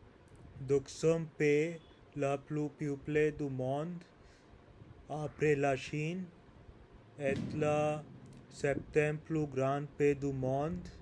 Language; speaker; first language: French; non-native, learner; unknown